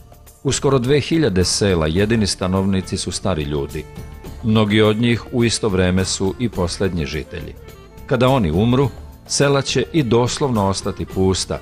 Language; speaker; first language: Serbian; native; Serbian